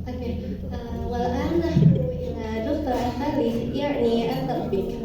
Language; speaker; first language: Arabic; non-native, learner; Indonesian